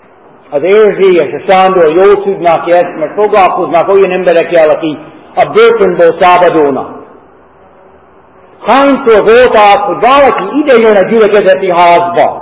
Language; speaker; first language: Hungarian; non-native, fluent; English